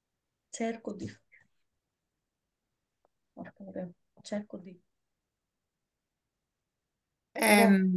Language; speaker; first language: Italian; non-native, learner; Greek